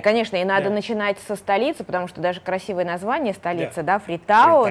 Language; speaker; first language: Russian; native; Russian